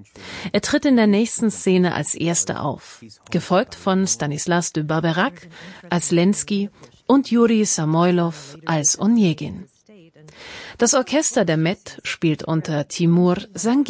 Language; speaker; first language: German; native; German